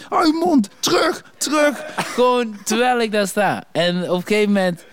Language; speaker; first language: Dutch; native; Dutch